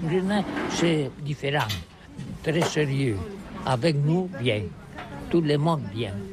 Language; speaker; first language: French; non-native, learner; Catalan